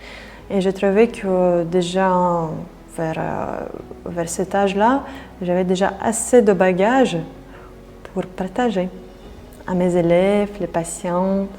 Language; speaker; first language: French; non-native, fluent; Russian